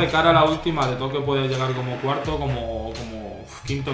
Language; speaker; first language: Spanish; native; Spanish